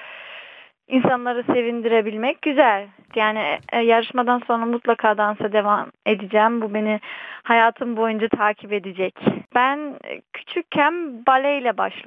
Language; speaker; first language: Turkish; early bilingual, heritage; Turkish